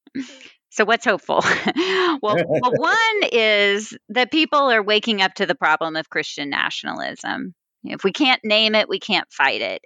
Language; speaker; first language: English; native; English